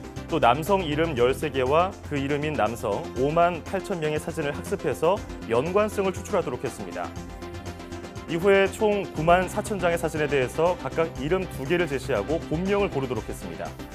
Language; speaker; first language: Korean; native; Korean